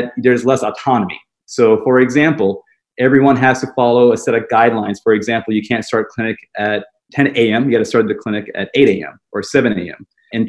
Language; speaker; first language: English; native; English